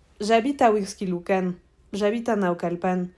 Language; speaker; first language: French; non-native, fluent; Spanish